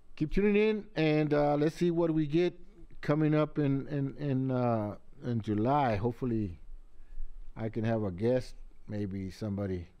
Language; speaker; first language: English; early bilingual, other home language; Spanish